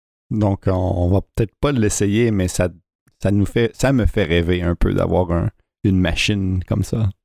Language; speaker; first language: French; native; French